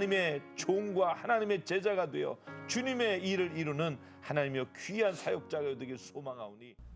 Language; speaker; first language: Korean; native; Korean